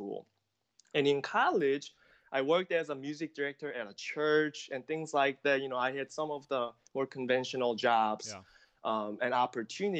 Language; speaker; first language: English; non-native, fluent; Korean